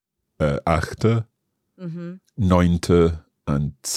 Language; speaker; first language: German; non-native, learner; English